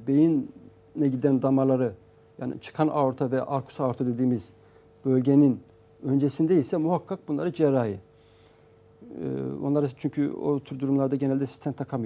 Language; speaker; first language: Turkish; native; Turkish